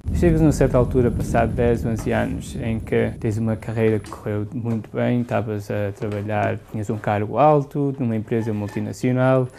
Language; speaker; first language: Portuguese; native; Portuguese